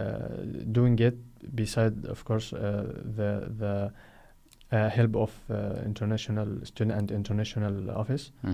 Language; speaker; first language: English; non-native, fluent; Arabic